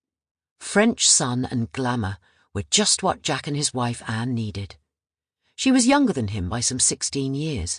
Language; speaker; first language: English; native; English